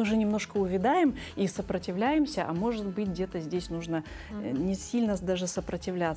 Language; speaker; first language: Russian; native; Russian